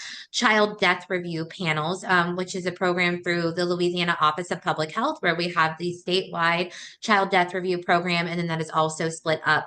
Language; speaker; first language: English; native; English